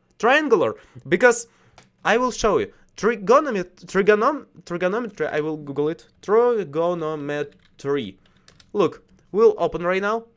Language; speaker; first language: English; non-native, learner; Russian